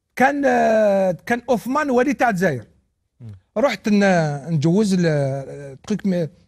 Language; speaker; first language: Arabic; non-native, local second language; Kabyle